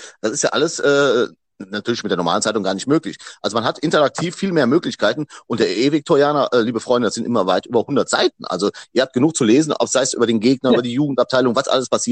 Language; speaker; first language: German; native; German